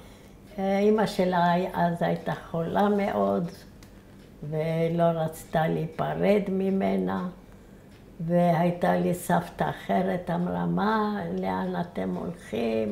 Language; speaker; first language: Hebrew; early bilingual, other home language; Arabic